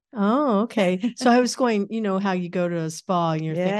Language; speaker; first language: English; native; English